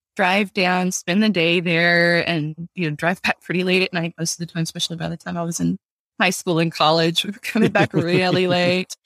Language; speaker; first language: English; native; English